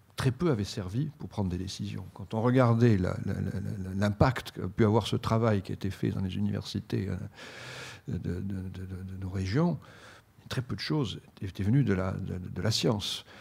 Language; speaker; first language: French; native; French